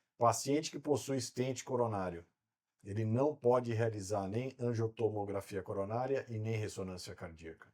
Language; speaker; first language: Portuguese; native; Portuguese